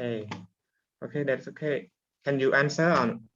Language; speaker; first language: English; non-native, learner; Khmer